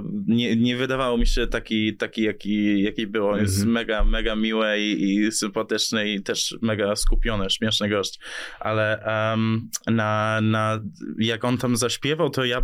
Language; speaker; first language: Polish; early bilingual, heritage; English